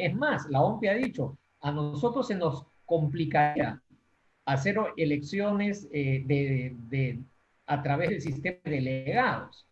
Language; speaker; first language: Spanish; native; Spanish